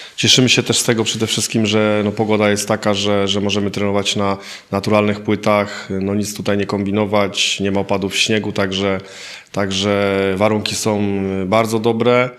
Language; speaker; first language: Polish; native; Polish